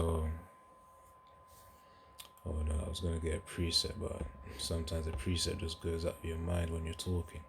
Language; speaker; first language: English; native; English